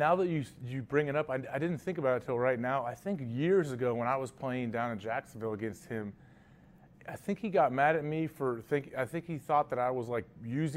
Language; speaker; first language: English; native; English